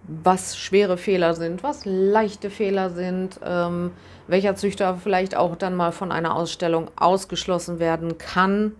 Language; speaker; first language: German; native; German